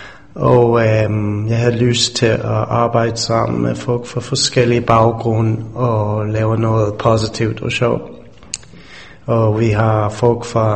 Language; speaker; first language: Danish; non-native, fluent; English